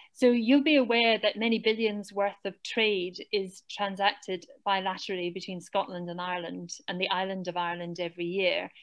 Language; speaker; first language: English; native; English